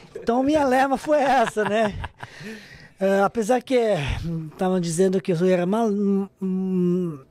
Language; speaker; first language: Portuguese; non-native, fluent; Serbian